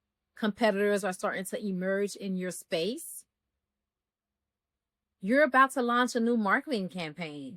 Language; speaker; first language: English; native; English